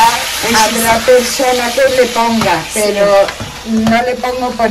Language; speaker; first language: Spanish; native; Spanish